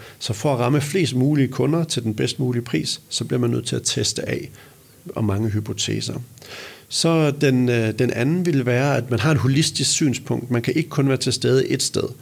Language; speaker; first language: Danish; native; Danish